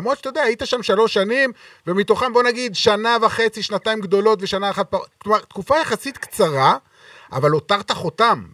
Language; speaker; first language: Hebrew; native; Hebrew